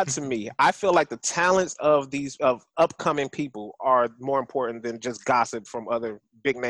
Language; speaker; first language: English; native; English